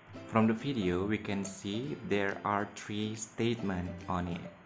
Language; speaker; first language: English; non-native, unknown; Indonesian